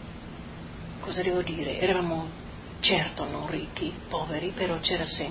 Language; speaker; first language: Italian; native; Italian